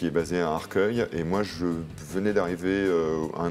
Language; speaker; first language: French; native; French